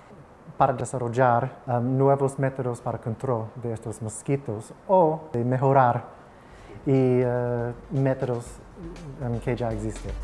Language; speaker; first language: Spanish; non-native, fluent; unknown